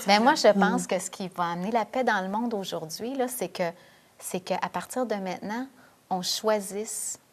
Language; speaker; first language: French; native; French